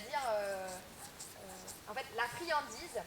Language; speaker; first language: French; native; French